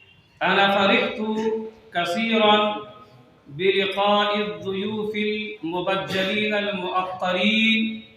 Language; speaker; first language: Arabic; non-native, fluent; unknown